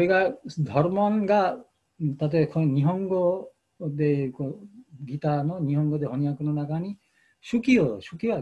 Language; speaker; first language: Japanese; non-native, fluent; Bangla